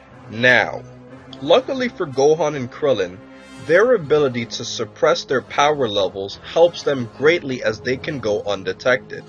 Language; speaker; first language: English; native; English